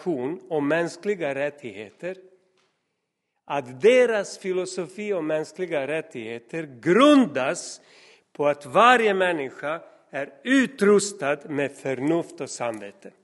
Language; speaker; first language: Swedish; non-native, fluent; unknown